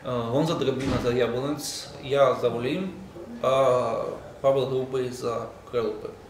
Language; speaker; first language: Czech; non-native, fluent; Russian